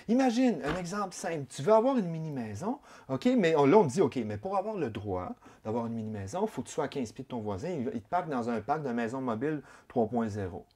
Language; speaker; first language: French; native; French